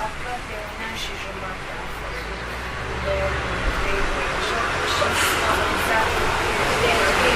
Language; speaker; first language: Romanian; non-native, local second language; Hungarian